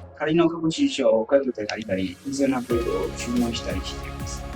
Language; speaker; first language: Japanese; non-native, fluent; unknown